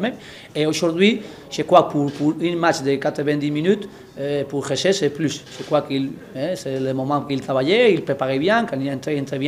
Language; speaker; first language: French; non-native, learner; Spanish